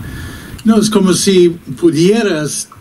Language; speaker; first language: Spanish; non-native, fluent; English